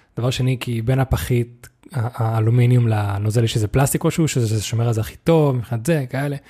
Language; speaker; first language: Hebrew; native; Hebrew